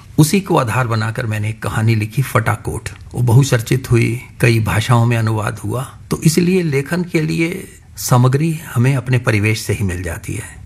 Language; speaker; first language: Hindi; non-native, local second language; Punjabi